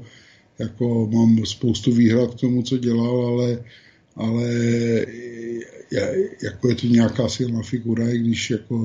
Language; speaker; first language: Czech; native; Czech